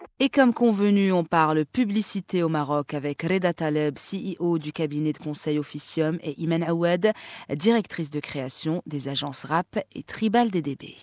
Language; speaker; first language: French; non-native, local second language; Arabic